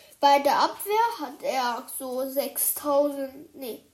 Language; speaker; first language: German; early bilingual, other home language; Chinese